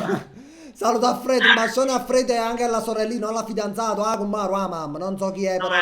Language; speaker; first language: Italian; native; Italian